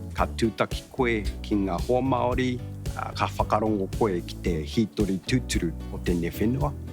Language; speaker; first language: Māori; non-native, fluent; Japanese